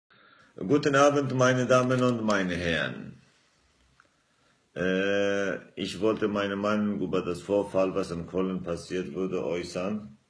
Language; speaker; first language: German; non-native, fluent; Kurdish